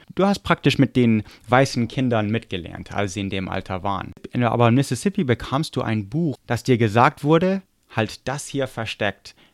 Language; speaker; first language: German; non-native, fluent; English